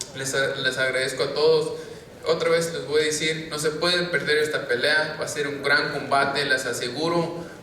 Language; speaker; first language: Spanish; early bilingual, heritage; Spanish